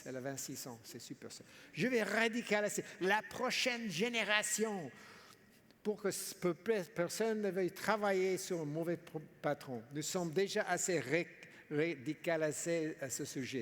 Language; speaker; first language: French; non-native, fluent; English